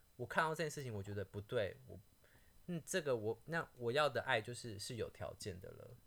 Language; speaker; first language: Chinese; native; Chinese